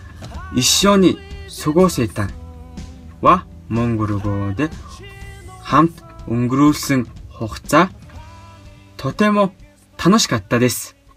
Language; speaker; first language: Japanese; non-native, fluent; Mongolian